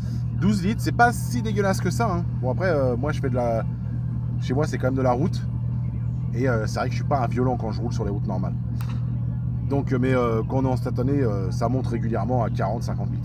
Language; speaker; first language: French; native; French